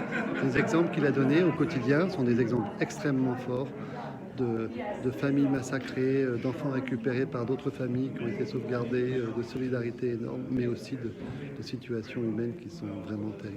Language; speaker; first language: French; native; French